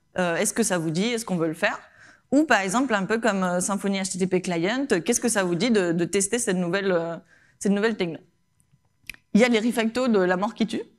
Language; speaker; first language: French; non-native, fluent; Spanish